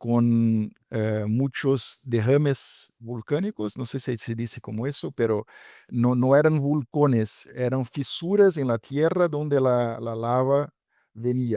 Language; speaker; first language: Spanish; non-native, fluent; Portuguese